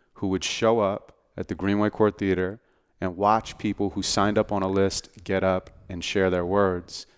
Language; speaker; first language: English; native; English